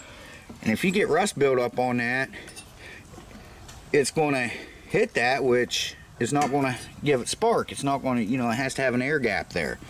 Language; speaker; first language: English; native; English